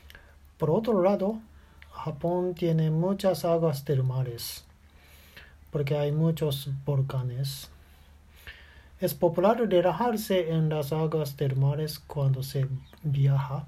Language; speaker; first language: Spanish; non-native, learner; Japanese